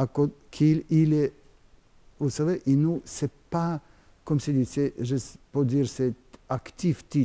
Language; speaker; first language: French; non-native, learner; Russian